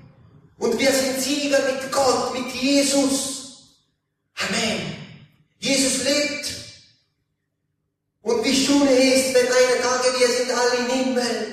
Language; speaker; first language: German; non-native, learner; Italian